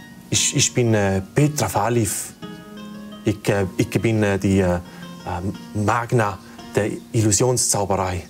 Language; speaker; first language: German; native; German